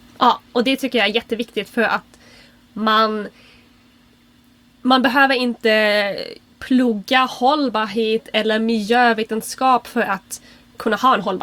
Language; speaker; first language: Swedish; non-native, fluent; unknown